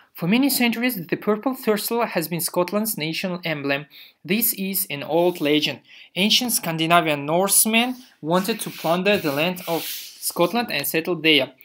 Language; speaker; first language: English; non-native, fluent; Kazakh